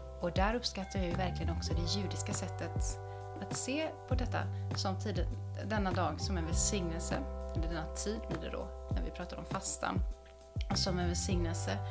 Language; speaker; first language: Swedish; native; Swedish